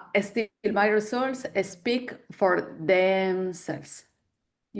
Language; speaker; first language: English; non-native, learner; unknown